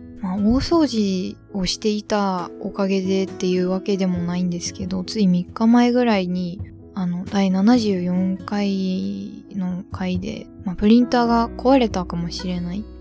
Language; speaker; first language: Japanese; native; Japanese